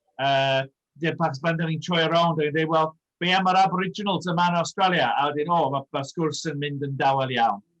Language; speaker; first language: Welsh; early bilingual, heritage; Welsh